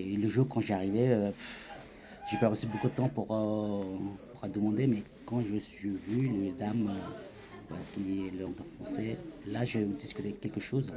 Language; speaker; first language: French; non-native, learner; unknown